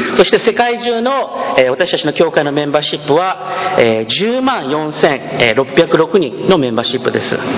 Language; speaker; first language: Japanese; early bilingual, heritage; Japanese